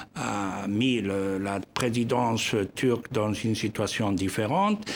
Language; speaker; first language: French; non-native, fluent; Spanish